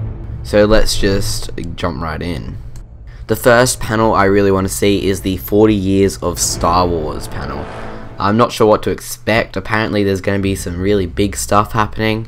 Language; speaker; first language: English; native; English